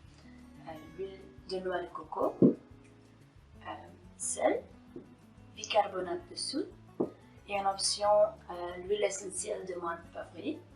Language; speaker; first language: French; non-native, fluent; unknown